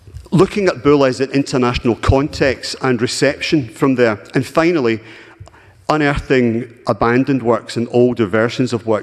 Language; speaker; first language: English; native; English